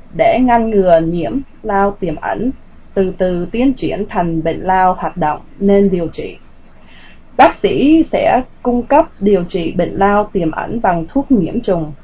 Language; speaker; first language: Vietnamese; early bilingual, heritage; Vietnamese